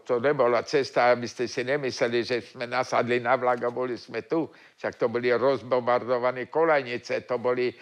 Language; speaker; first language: Slovak; non-native, local second language; German